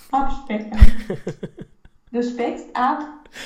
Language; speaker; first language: German; non-native, learner; Romanian